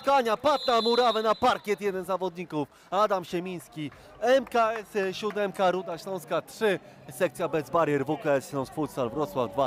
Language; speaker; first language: Polish; native; Polish